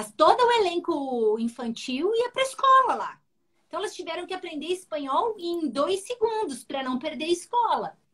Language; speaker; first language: Portuguese; early bilingual, heritage; Portuguese